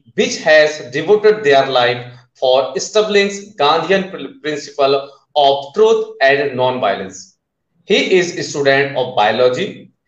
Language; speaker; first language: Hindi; non-native, local second language; Marathi